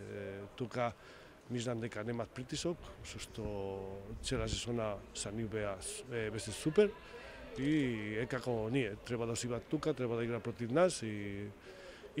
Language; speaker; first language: Macedonian; non-native, learner; Spanish